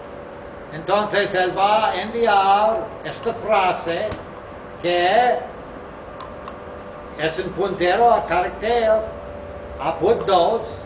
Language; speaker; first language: Spanish; non-native, fluent; English